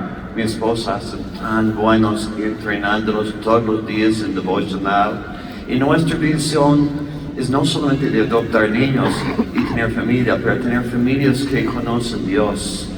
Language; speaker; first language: Spanish; non-native, learner; English